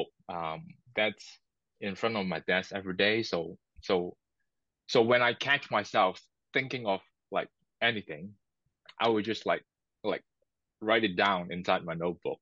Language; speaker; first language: English; non-native, local second language; Cantonese